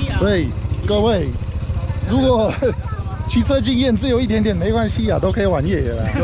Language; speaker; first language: Chinese; non-native, fluent; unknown